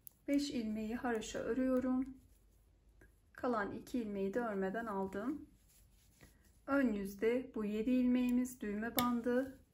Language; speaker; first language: Turkish; native; Turkish